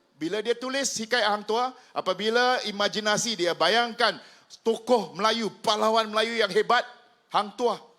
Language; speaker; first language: Malay; non-native, local second language; Chinese